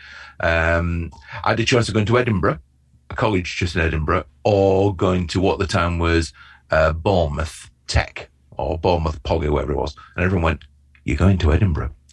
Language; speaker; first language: English; native; English